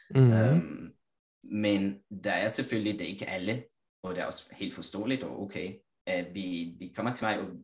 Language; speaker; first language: Danish; non-native, fluent; Italian